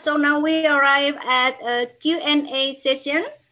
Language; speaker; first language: English; non-native, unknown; Indonesian